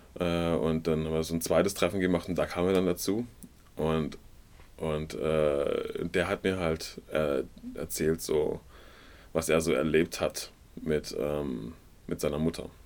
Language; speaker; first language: German; native; German